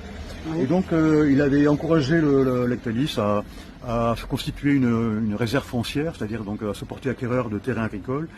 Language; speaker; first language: French; native; French